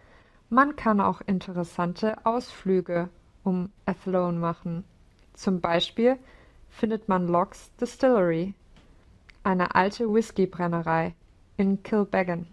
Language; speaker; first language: German; non-native, learner; English